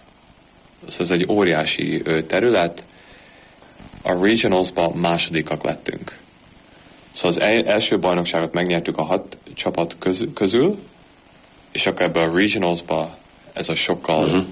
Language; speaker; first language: Hungarian; early bilingual, heritage; Hungarian